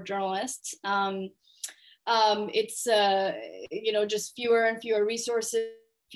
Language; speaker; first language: English; non-native, local second language; Urdu